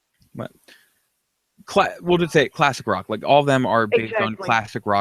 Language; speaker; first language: English; native; English